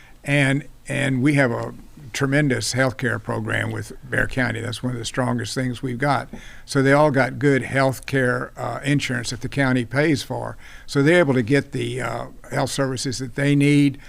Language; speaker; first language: English; native; English